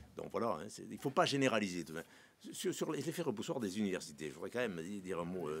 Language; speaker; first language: French; native; French